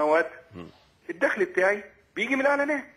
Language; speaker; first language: Arabic; native; Arabic